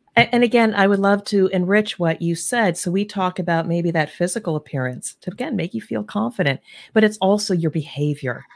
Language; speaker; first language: English; native; English